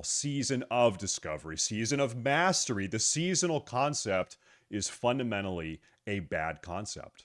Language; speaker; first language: English; native; English